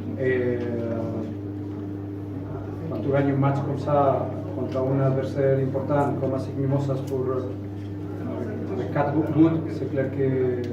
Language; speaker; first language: French; non-native, fluent; Spanish